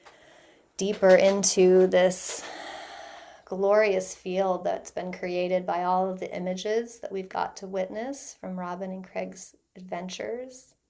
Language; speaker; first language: English; native; English